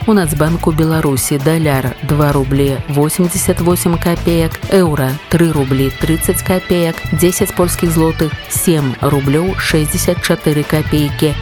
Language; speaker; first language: Belarusian; native; Belarusian